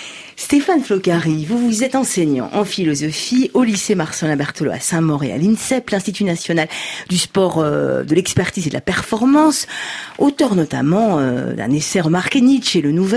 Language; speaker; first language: French; native; French